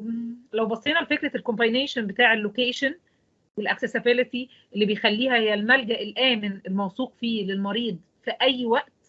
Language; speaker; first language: Arabic; native; Arabic